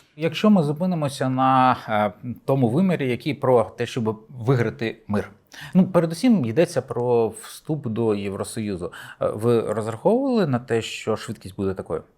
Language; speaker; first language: Ukrainian; native; Ukrainian